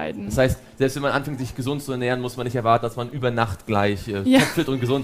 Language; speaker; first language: German; native; German